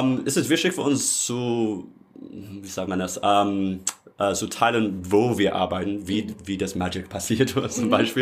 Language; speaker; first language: German; non-native, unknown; English